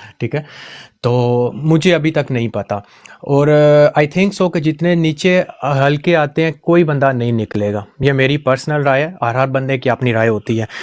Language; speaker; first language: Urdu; non-native, local second language; Punjabi